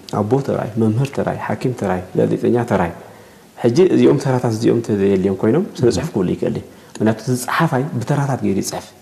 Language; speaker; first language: Tigrinya; native; Tigrinya